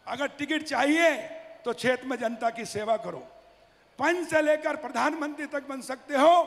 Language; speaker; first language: Hindi; native; Hindi